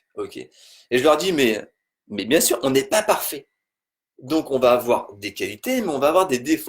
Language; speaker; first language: French; native; French